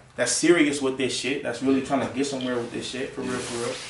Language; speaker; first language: English; native; English